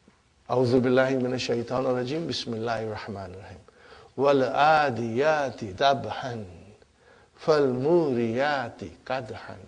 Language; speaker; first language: Arabic; non-native, fluent; English